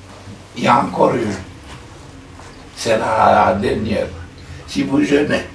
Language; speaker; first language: French; non-native, fluent; Romanian